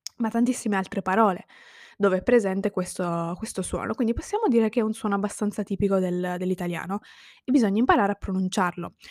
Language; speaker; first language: Italian; native; Italian